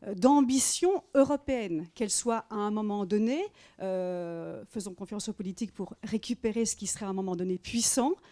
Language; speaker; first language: French; native; French